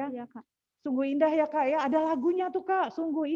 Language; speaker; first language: Indonesian; native; Indonesian